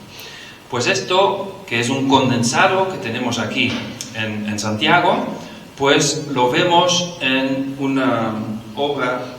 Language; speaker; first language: Spanish; non-native, fluent; Dutch